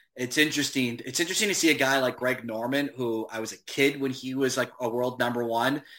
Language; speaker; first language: English; native; English